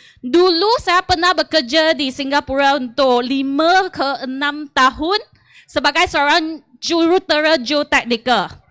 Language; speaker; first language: Malay; non-native, local second language; Chinese